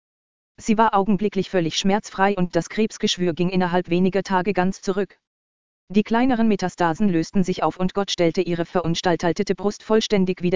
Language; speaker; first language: German; native; German